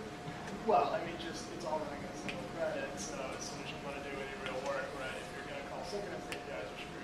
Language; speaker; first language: English; native; English